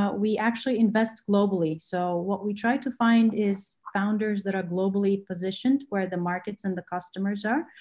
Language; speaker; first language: English; non-native, fluent; Bulgarian